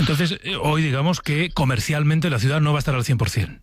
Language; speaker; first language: Spanish; native; Spanish